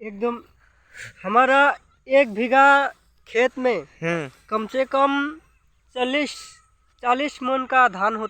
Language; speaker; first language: Hindi; non-native, local second language; Bangla